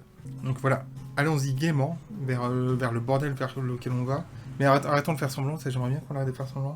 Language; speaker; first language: French; native; French